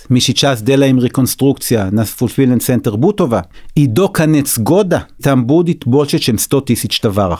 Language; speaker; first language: Russian; non-native, learner; Hebrew